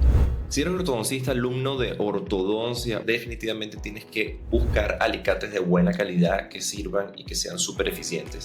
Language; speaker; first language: Spanish; native; Spanish